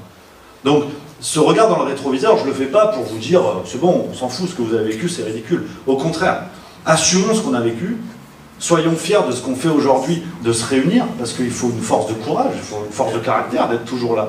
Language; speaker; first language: French; native; French